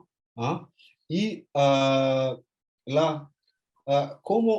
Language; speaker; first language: French; non-native, fluent; Portuguese